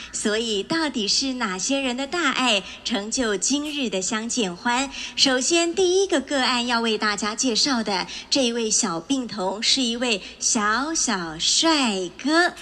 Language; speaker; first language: Chinese; native; Chinese